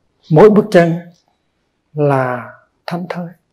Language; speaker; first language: Vietnamese; native; Vietnamese